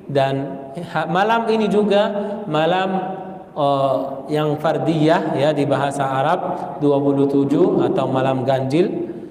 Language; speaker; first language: Indonesian; non-native, fluent; Arabic